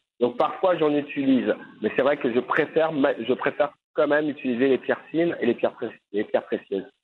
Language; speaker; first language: French; native; French